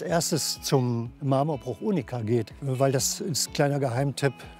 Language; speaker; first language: German; native; German